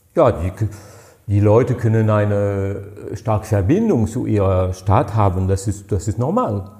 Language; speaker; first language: German; non-native, fluent; French